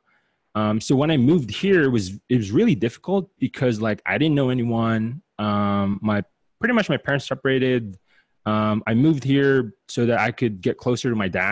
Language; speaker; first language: English; non-native, local second language; Filipino